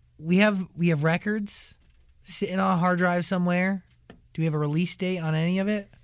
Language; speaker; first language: English; native; English